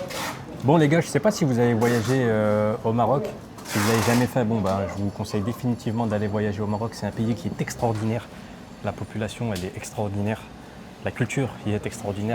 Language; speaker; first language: French; native; French